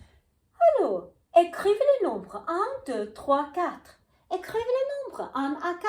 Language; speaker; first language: French; non-native, fluent; English